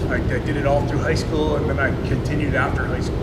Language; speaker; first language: English; native; English